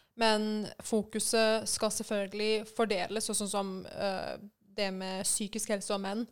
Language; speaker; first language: Norwegian; early bilingual, other home language; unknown